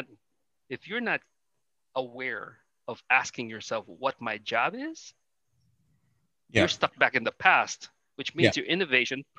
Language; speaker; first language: English; non-native, local second language; Filipino